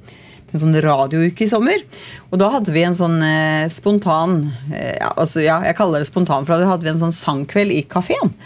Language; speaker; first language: Norwegian; native; Norwegian